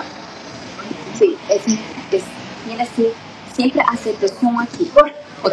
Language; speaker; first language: Spanish; non-native, learner; Portuguese